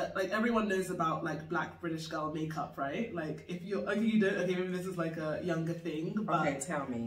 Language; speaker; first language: English; native; English